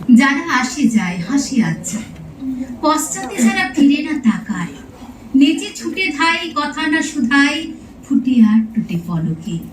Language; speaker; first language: Bangla; non-native, local second language; Santali